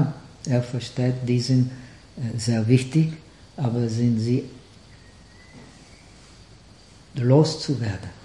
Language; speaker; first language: German; non-native, fluent; Czech